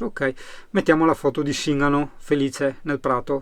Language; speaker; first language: Italian; native; Italian